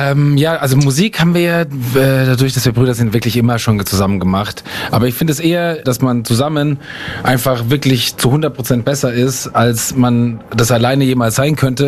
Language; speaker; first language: German; native; German